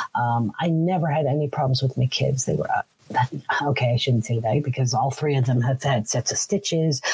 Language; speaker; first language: English; native; English